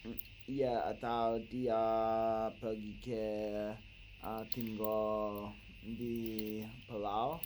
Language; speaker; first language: Indonesian; non-native, learner; English